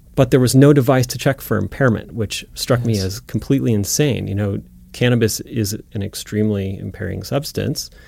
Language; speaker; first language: English; native; English